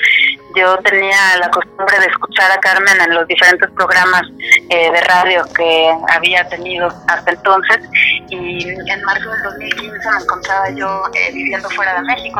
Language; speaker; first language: Spanish; native; Spanish